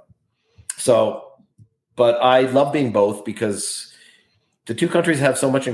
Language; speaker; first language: English; native; English